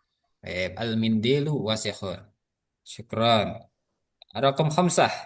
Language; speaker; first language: Arabic; non-native, fluent; Indonesian